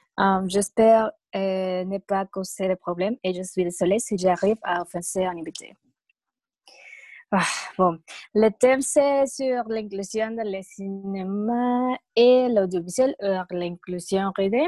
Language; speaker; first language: French; non-native, learner; Spanish